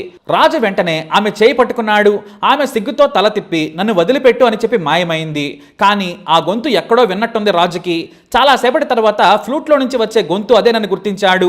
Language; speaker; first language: Telugu; native; Telugu